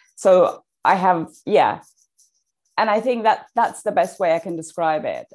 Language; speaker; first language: English; non-native, fluent; Persian